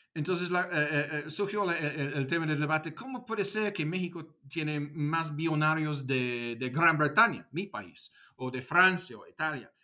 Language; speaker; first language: Spanish; non-native, fluent; English